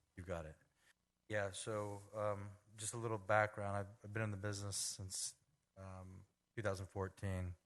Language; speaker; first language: English; native; English